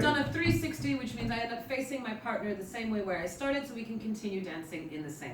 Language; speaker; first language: English; native; English